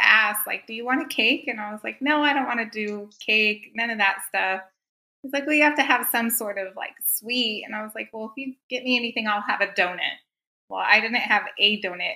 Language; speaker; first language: English; native; English